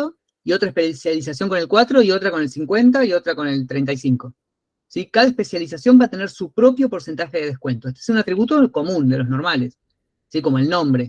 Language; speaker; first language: Spanish; native; Spanish